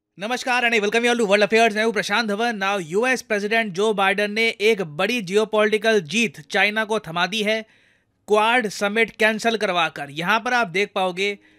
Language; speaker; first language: Hindi; native; Hindi